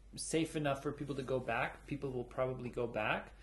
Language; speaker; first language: English; early bilingual, other home language; German